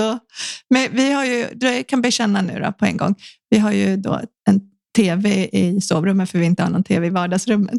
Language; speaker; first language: Swedish; native; Swedish